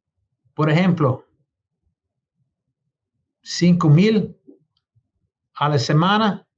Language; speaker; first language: Spanish; non-native, learner; English